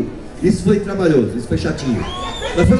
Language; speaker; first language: Portuguese; native; Portuguese